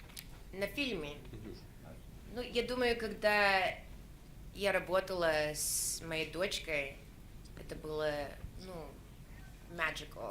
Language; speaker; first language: Russian; early bilingual, heritage; Russian